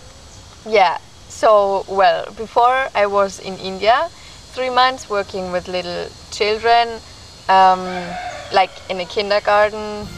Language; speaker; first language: English; non-native, fluent; German